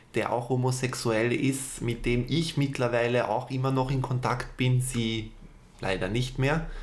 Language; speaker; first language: German; native; German